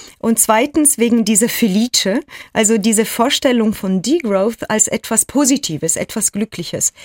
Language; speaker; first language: German; non-native, fluent; Italian